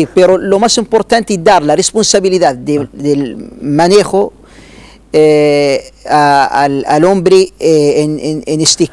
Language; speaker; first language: Spanish; non-native, learner; Arabic